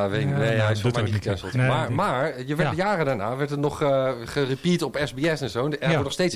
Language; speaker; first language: Dutch; native; Dutch